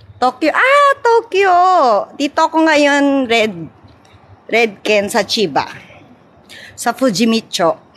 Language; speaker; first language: Filipino; non-native, local second language; Cebuano